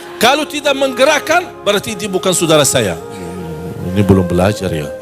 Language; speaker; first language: Malay; non-native, fluent; Arabic